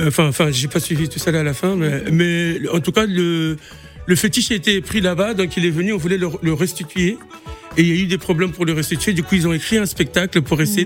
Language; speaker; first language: French; non-native, local second language; Lingala